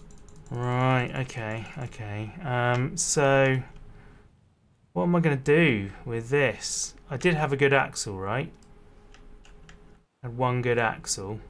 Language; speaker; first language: English; native; English